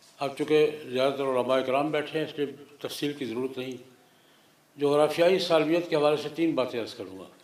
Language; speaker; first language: Urdu; non-native, local second language; Punjabi